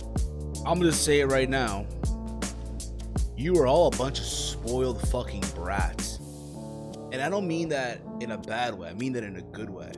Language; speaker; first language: English; native; English